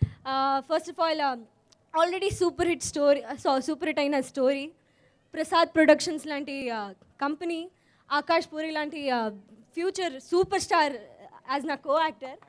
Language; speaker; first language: Telugu; non-native, learner; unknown